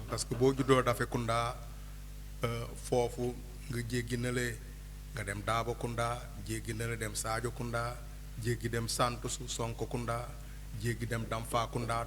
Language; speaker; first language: Wolof; non-native, local second language; Mandingo